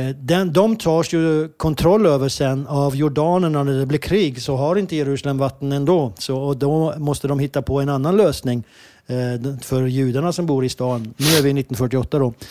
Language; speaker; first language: Swedish; non-native, fluent; Hebrew